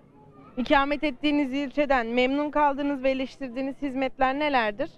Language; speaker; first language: Turkish; native; Turkish